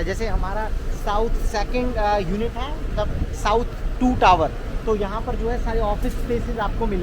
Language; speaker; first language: Hindi; native; Hindi